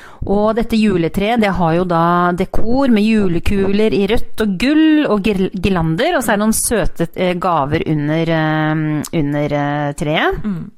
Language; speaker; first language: Norwegian; native; Norwegian